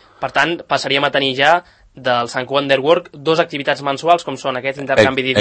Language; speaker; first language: Catalan; native; Catalan